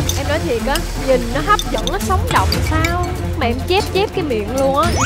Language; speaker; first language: Vietnamese; native; Vietnamese